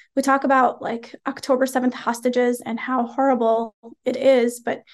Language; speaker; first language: English; early bilingual, other home language; Arabic